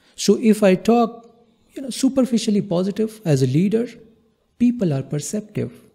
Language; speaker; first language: English; non-native, local second language; Hindi